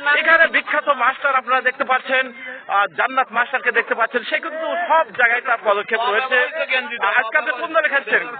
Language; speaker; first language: Bangla; native; Bangla